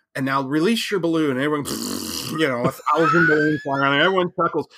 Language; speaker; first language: English; native; English